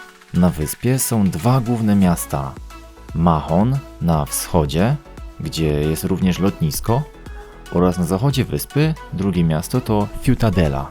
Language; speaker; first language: Polish; native; Polish